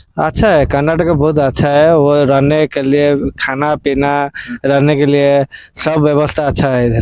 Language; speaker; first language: Hindi; non-native, local second language; Odia